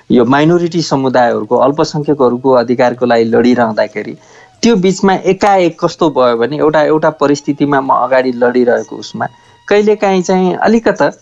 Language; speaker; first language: Nepali; native; Nepali